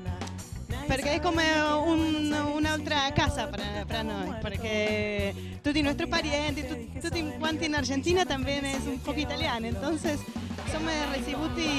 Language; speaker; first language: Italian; non-native, learner; Spanish